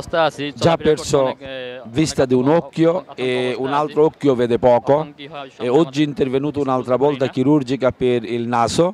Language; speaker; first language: Italian; non-native, learner; Bangla